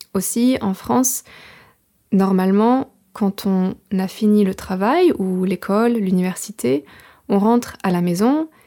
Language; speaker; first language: French; native; French